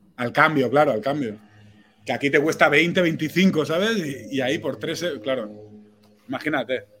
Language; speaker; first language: Spanish; non-native, local second language; Catalan